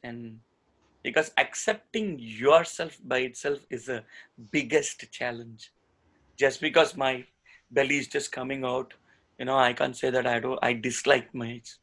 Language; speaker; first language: English; non-native, local second language; Tamil